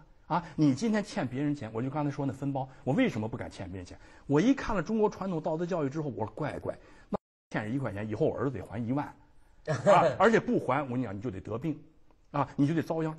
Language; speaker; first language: Chinese; native; Chinese